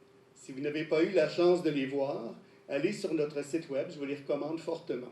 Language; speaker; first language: French; native; French